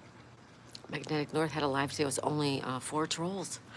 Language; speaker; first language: English; native; English